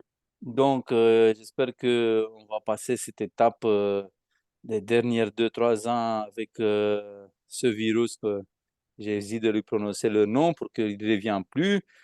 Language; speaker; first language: French; non-native, fluent; Romanian